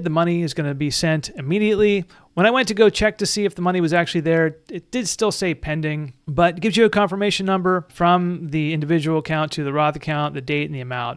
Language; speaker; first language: English; native; English